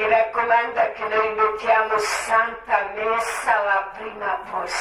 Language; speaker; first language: Italian; non-native, learner; Croatian